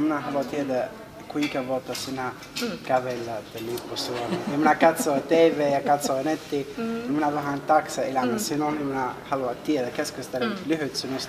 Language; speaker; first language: Finnish; non-native, learner; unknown